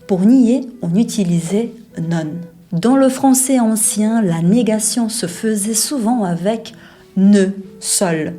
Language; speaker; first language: French; non-native, fluent; Portuguese